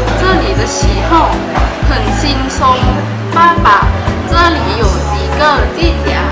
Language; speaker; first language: Chinese; non-native, learner; Thai